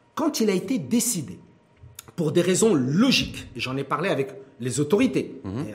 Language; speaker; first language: French; non-native, local second language; Arabic